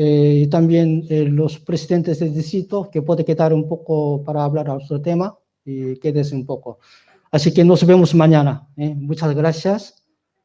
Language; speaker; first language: Spanish; non-native, learner; Korean